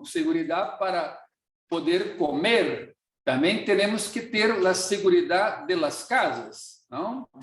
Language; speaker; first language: Portuguese; non-native, fluent; Spanish